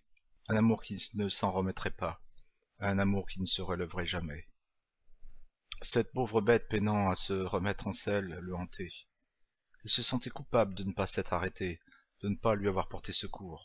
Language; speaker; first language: French; native; French